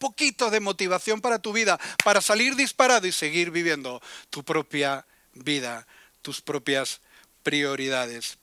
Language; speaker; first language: Spanish; native; Spanish